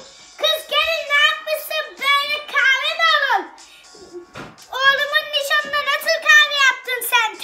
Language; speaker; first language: Turkish; early bilingual, other home language; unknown